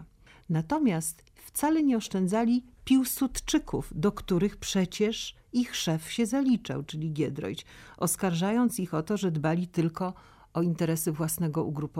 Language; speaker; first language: Polish; native; Polish